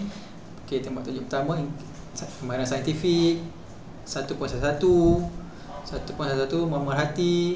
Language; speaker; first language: Malay; native; Malay